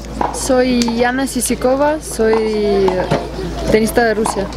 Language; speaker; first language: Spanish; non-native, fluent; Russian